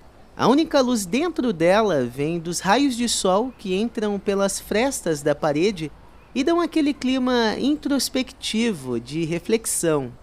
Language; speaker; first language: Portuguese; native; Portuguese